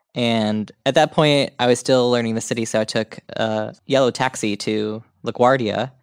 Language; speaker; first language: English; native; English